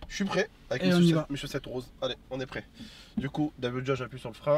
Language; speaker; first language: French; native; French